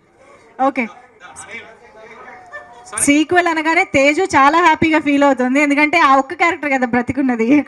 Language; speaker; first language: Telugu; native; Telugu